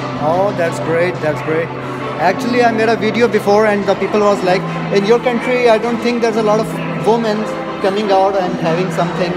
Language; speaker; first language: English; non-native, local second language; Urdu